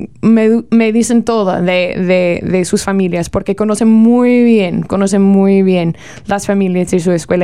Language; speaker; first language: Spanish; non-native, learner; English